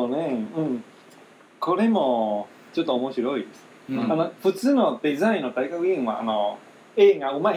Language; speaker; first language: Japanese; non-native, fluent; Chinese